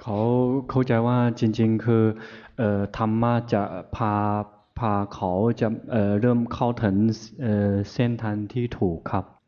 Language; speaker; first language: Thai; non-native, fluent; Chinese